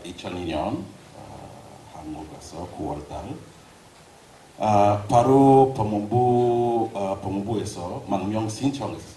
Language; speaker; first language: Korean; non-native, learner; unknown